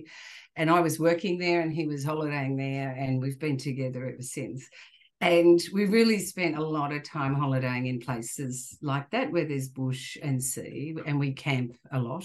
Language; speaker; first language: English; native; English